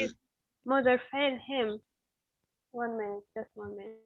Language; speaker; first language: English; non-native, learner; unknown